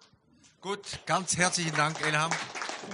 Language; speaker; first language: German; native; German